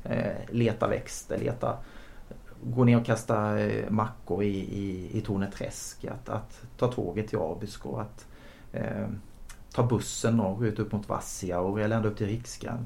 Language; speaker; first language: Swedish; native; Swedish